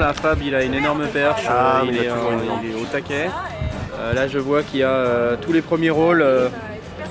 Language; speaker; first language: French; native; French